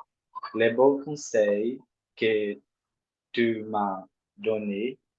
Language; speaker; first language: French; non-native, learner; Portuguese